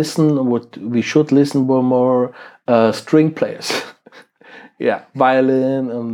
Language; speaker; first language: English; non-native, fluent; German